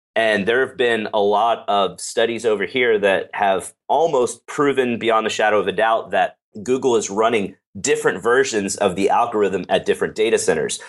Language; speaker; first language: English; native; English